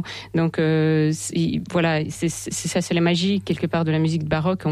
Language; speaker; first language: French; non-native, fluent; Russian